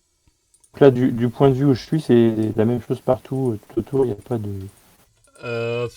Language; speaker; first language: French; native; French